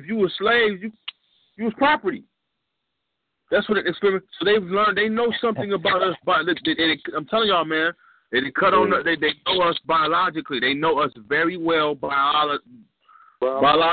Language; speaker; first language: English; native; English